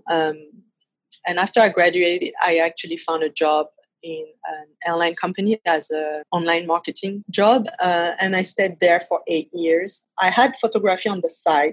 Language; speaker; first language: English; non-native, fluent; French